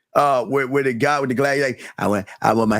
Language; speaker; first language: English; native; English